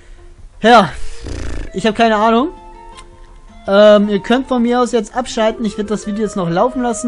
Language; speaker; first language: German; native; German